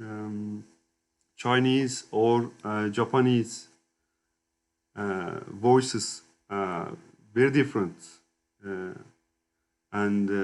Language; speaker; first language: English; non-native, learner; Turkish